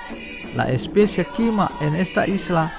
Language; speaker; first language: Spanish; non-native, fluent; Indonesian